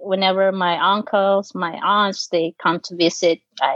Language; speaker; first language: English; non-native, local second language; Filipino